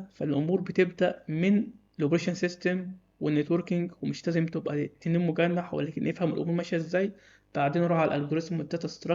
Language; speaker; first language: Arabic; native; Arabic